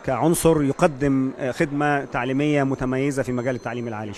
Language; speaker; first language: Arabic; native; Arabic